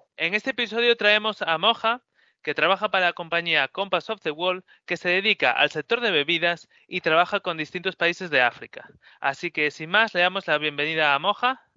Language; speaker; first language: Spanish; native; Spanish